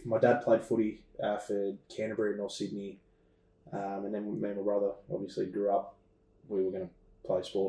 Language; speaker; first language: English; native; English